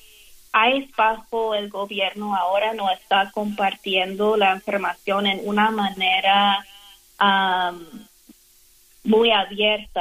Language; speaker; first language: Spanish; non-native, fluent; English